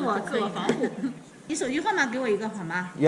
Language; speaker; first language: Chinese; native; Chinese